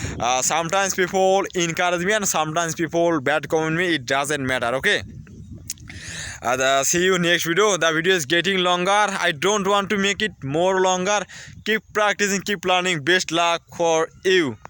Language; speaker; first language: English; non-native, learner; Bangla